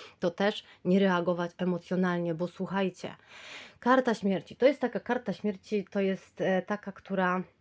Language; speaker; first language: Polish; native; Polish